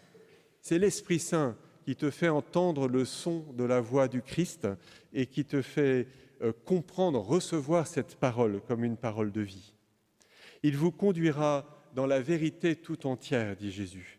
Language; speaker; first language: French; native; French